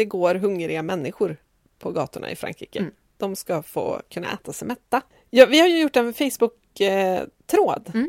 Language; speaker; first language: Swedish; native; Swedish